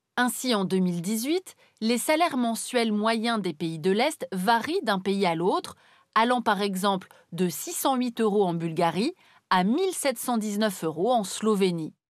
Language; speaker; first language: French; native; French